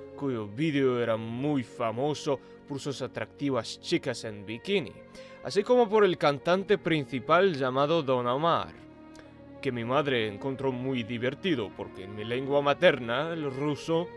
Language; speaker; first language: Spanish; non-native, fluent; Russian